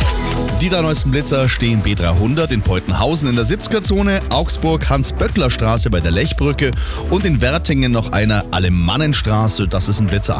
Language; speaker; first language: German; native; German